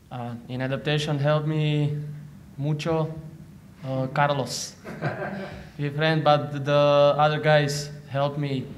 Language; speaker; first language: English; non-native, learner; Slovak